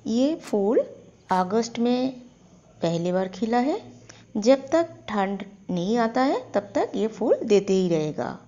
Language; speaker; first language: Hindi; non-native, local second language; Bangla